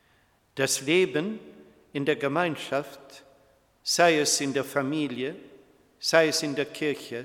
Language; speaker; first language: German; non-native, fluent; Swedish